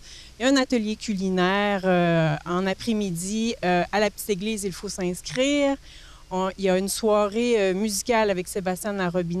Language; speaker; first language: French; native; French